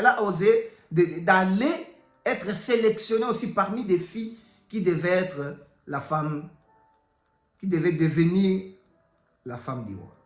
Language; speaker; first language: French; non-native, local second language; Lingala